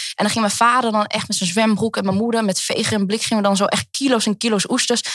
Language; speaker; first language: Dutch; early bilingual, other home language; Vietnamese